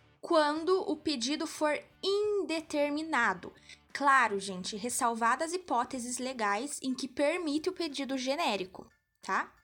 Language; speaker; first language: Portuguese; native; Portuguese